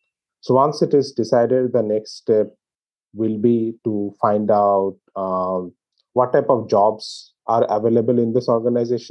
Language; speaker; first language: English; non-native, local second language; Bangla